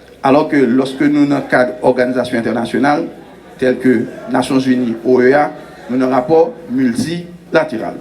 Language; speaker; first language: French; non-native, local second language; Haitian Creole